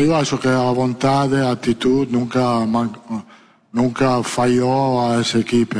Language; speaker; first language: Portuguese; non-native, learner; Italian